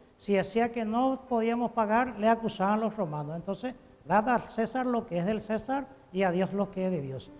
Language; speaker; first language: Spanish; non-native, local second language; Guarani